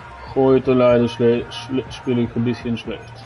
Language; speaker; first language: German; non-native, learner; Russian